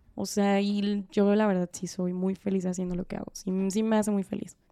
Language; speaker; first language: Spanish; native; Spanish